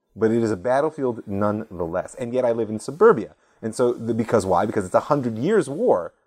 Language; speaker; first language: English; native; English